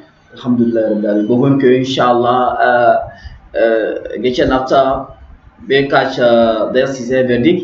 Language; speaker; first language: Turkish; non-native, learner; French